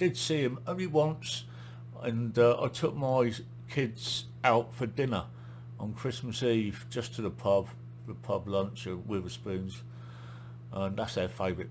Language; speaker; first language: English; native; English